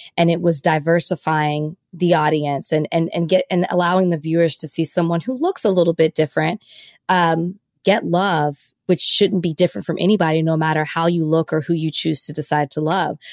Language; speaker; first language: English; native; English